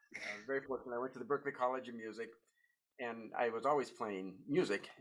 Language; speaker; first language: English; native; English